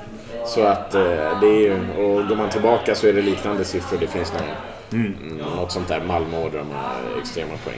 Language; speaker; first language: Swedish; native; Swedish